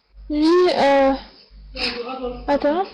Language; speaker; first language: French; non-native, learner; Arabic